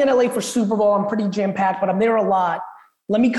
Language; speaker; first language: English; early bilingual, other home language; Russian